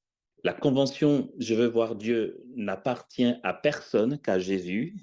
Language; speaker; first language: French; native; French